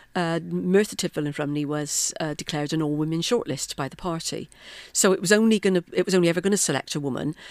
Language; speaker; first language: English; native; English